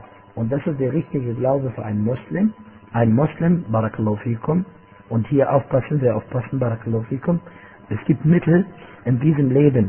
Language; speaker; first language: German; non-native, fluent; Arabic